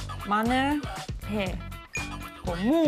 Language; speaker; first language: Korean; non-native, learner; German